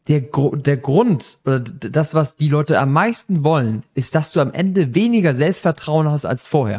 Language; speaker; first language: German; native; German